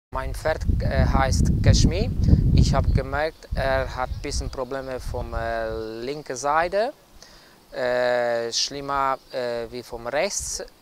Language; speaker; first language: German; non-native, learner; Polish